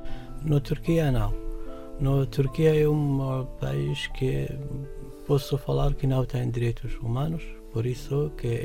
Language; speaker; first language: Portuguese; non-native, learner; Arabic